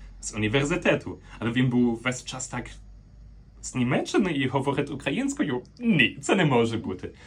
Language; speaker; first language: Ukrainian; non-native, fluent; German